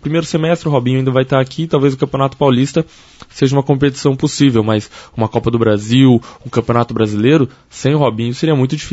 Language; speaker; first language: Portuguese; native; Portuguese